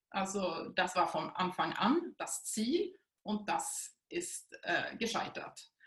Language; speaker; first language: German; non-native, fluent; Swedish